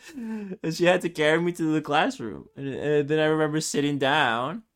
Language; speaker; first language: English; early bilingual, other home language; Spanish